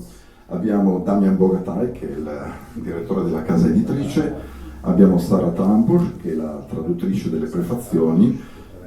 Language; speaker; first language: Italian; native; Italian